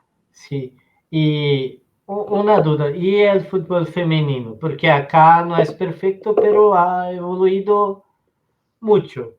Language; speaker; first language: Spanish; non-native, learner; Portuguese